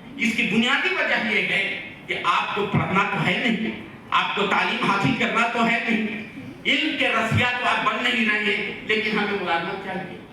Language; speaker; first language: Urdu; native; Urdu